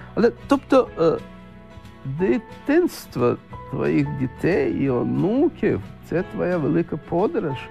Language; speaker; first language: Ukrainian; non-native, local second language; Russian